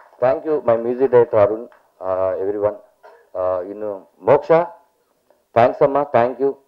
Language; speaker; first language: Tamil; non-native, learner; Telugu